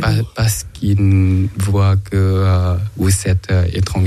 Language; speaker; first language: French; non-native, learner; Thai